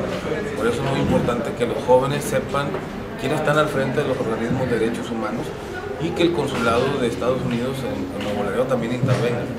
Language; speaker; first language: Spanish; native; Spanish